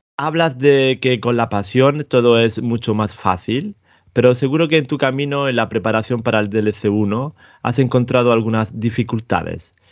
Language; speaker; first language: Spanish; native; Spanish